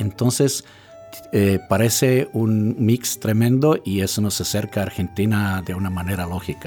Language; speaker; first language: Spanish; non-native, fluent; Serbian